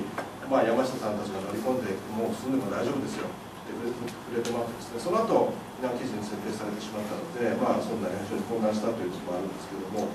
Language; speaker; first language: Japanese; native; Japanese